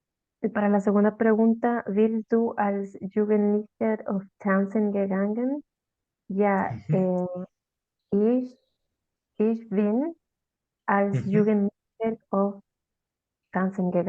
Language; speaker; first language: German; non-native, learner; Spanish